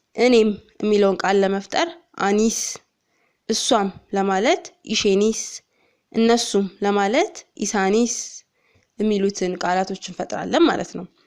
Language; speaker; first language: Amharic; non-native, local second language; Oromo